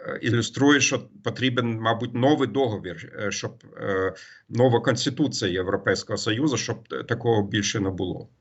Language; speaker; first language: Ukrainian; non-native, fluent; German